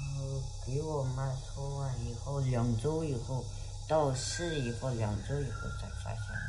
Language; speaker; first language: Chinese; non-native, local second language; Uyghur